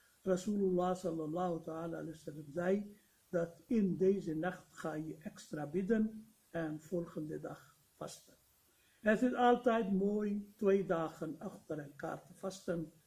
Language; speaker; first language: Dutch; non-native, fluent; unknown